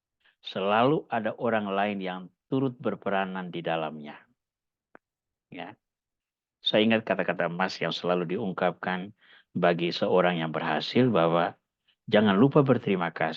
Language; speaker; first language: Indonesian; native; Indonesian